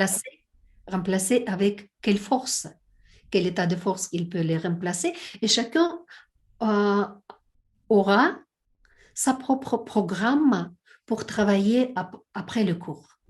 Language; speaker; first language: French; non-native, learner; Russian